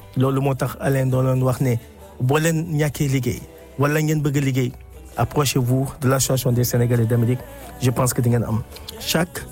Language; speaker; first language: French; non-native, local second language; Wolof